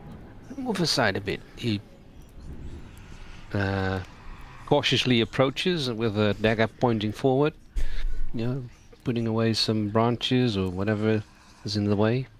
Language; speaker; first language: English; non-native, fluent; French